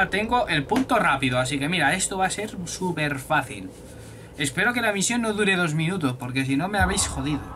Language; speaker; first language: Spanish; native; Spanish